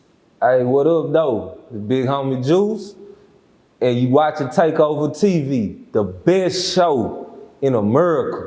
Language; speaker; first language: English; native; English